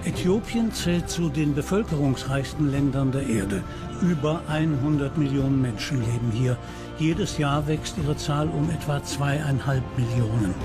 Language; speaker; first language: German; native; German